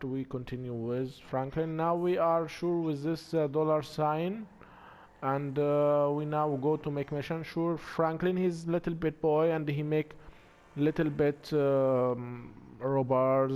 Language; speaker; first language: English; non-native, learner; Arabic